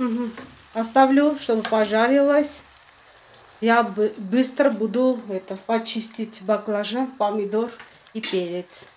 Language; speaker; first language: Russian; non-native, fluent; Armenian